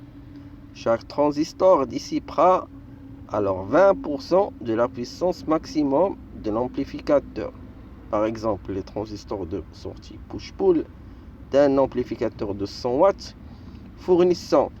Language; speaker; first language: French; non-native, local second language; Arabic